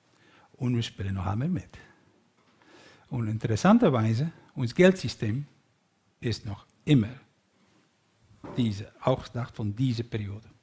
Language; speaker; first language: German; non-native, learner; Dutch